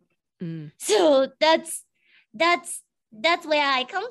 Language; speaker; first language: English; non-native, fluent; Japanese